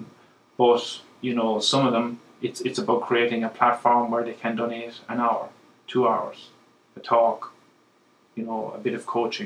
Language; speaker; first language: English; native; English